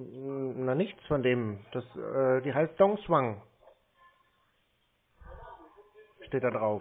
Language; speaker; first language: German; native; German